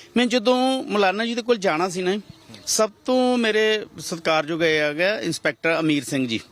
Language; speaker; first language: Punjabi; native; Punjabi